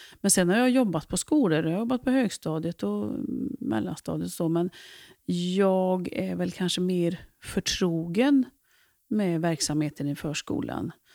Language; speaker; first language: Swedish; native; Swedish